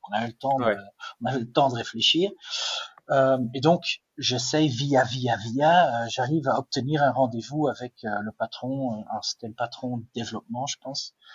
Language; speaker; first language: French; non-native, local second language; Dutch